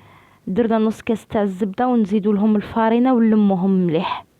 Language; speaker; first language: Arabic; native; Arabic